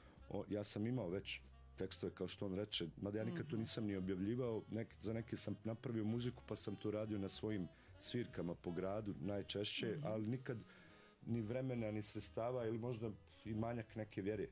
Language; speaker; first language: Serbian; native; Serbian